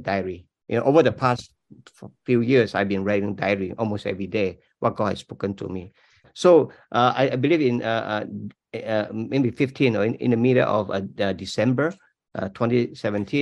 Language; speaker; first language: English; non-native, local second language; Min Nan Chinese